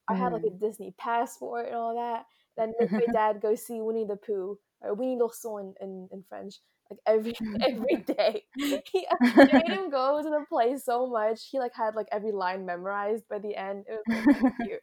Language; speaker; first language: English; early bilingual, other home language; French